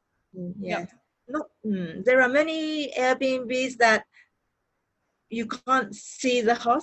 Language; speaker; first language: English; non-native, learner; Japanese